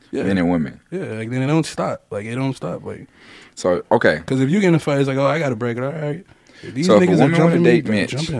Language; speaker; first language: English; native; English